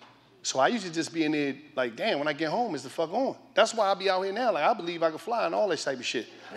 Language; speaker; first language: English; native; English